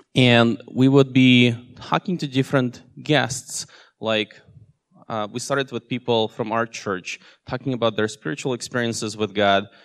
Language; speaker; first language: English; non-native, fluent; Russian